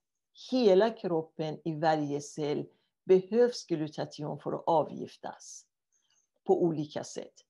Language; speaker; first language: Swedish; non-native, fluent; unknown